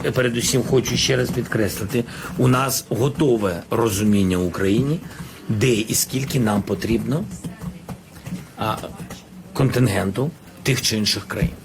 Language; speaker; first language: Ukrainian; non-native, local second language; Russian